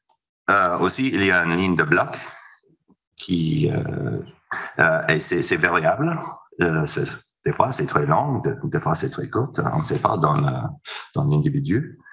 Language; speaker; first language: French; non-native, fluent; English